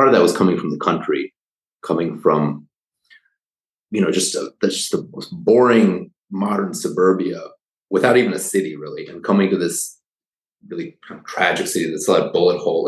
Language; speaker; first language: English; early bilingual, other home language; Polish